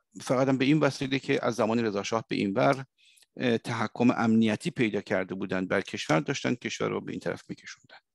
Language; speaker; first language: Persian; native; Persian